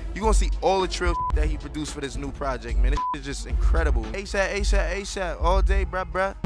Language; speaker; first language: English; native; English